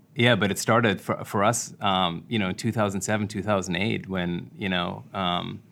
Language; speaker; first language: English; non-native, fluent; German